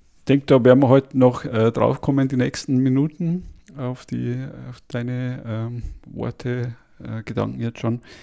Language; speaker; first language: German; native; German